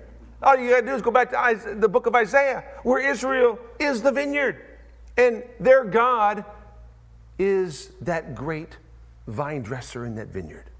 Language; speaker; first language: English; native; English